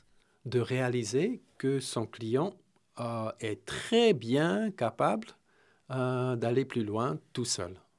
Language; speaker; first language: French; non-native, fluent; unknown